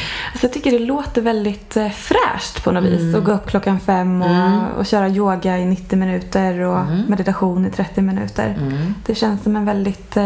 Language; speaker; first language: Swedish; native; Swedish